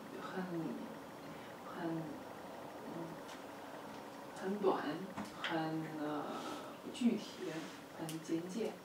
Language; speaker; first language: Chinese; non-native, fluent; Russian